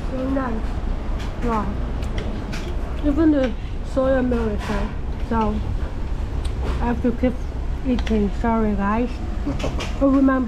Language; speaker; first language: English; non-native, local second language; Cantonese